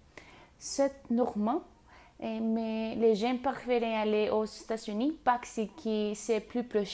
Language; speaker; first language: French; non-native, learner; Spanish